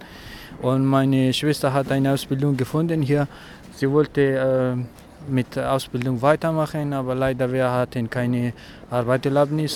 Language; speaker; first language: German; non-native, learner; Persian